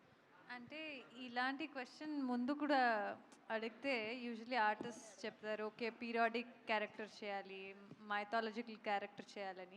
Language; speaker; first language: Telugu; non-native, local second language; Kannada